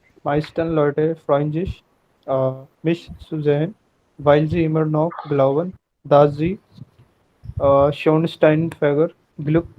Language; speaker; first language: German; non-native, learner; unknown